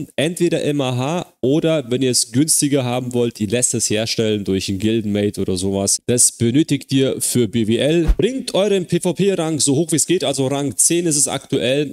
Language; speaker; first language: German; native; German